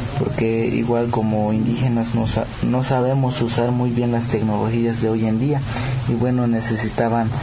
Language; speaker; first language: Spanish; non-native, local second language; Tzotzil